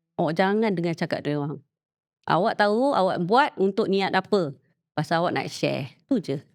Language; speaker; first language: Malay; native; Malay